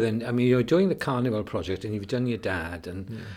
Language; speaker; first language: English; native; English